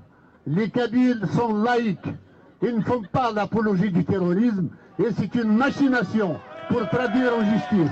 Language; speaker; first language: French; non-native, local second language; Kabyle